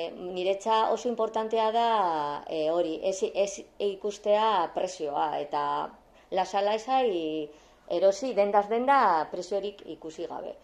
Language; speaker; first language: Basque; non-native, local second language; Spanish